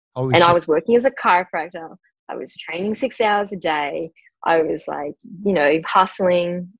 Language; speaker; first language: English; native; English